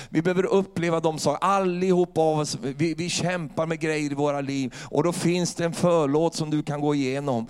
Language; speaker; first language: Swedish; native; Swedish